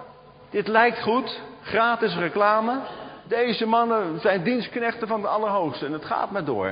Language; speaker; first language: Dutch; native; Dutch